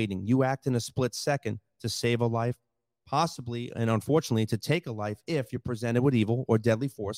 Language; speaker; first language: English; native; English